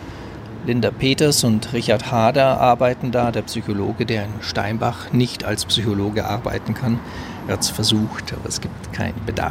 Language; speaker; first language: German; native; German